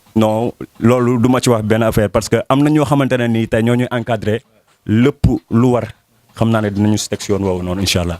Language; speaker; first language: Wolof; native; Wolof